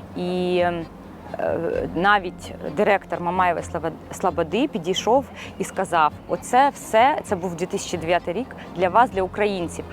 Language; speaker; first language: Ukrainian; non-native, local second language; Russian